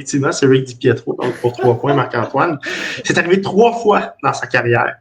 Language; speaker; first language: French; native; French